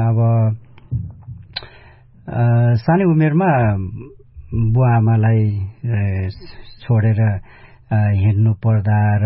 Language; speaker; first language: Nepali; native; Nepali